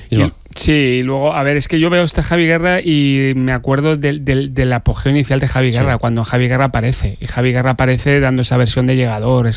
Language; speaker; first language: Spanish; native; Spanish